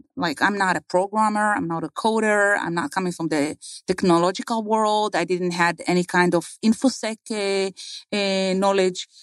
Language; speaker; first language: English; non-native, fluent; Hebrew